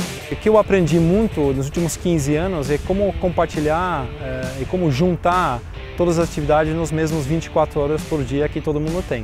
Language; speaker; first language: Portuguese; non-native, fluent; Dutch